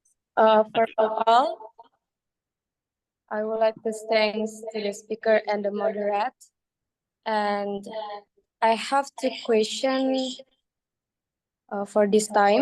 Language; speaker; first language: English; non-native, learner; Indonesian